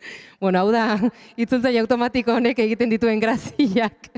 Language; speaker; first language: Basque; native; Basque